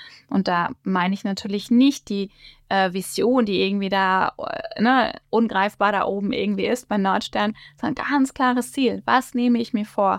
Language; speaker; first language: German; native; German